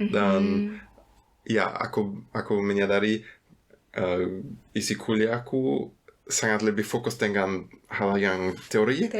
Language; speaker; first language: Indonesian; non-native, fluent; German